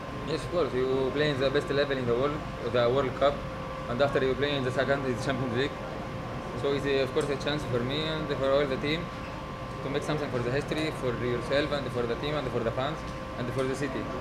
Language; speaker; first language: English; non-native, learner; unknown